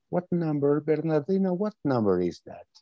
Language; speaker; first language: English; non-native, fluent; Spanish